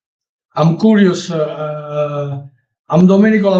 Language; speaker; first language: English; non-native, learner; Italian